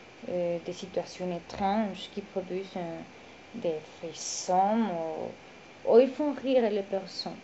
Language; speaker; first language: French; non-native, learner; Spanish